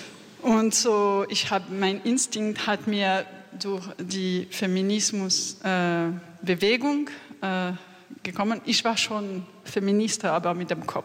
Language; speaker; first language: German; non-native, learner; French